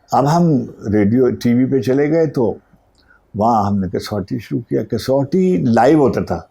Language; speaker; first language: Urdu; native; Urdu